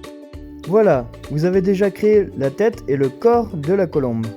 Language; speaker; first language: French; native; French